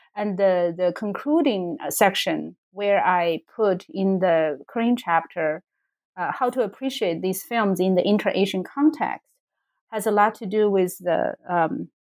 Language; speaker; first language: English; non-native, fluent; Chinese